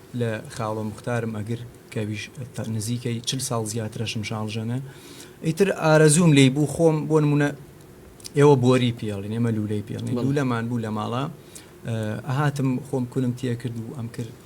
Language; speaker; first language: Central Kurdish; non-native, local second language; Gurani